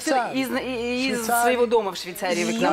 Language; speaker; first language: Russian; native; Russian